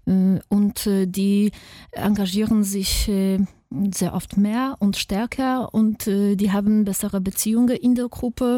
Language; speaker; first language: German; non-native, fluent; Polish